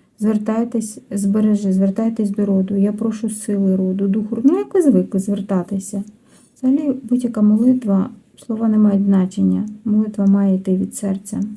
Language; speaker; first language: Ukrainian; non-native, local second language; Russian